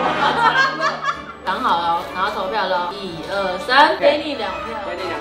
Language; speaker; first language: Chinese; native; Chinese